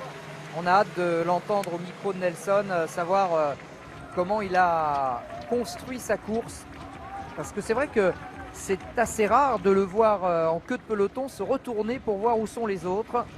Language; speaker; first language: French; native; French